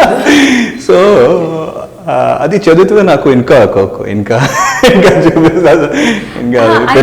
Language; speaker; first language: Telugu; non-native, local second language; Hindi